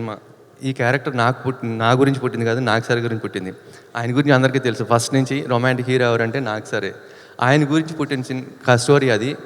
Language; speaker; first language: Telugu; native; Telugu